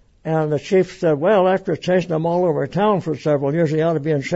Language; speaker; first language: English; native; English